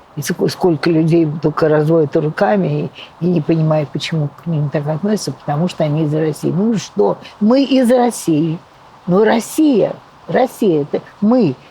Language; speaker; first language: Russian; native; Russian